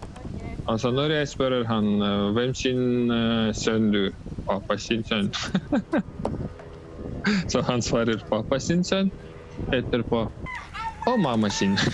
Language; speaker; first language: Norwegian; non-native, learner; Russian